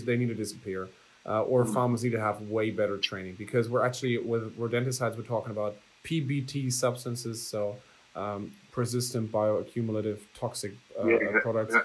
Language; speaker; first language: English; non-native, fluent; German